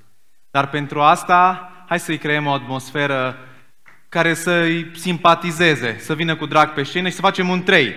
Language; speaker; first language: Romanian; native; Romanian